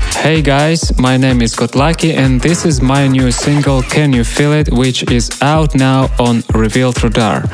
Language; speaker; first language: English; non-native, learner; Russian